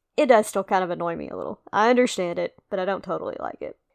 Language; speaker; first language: English; native; English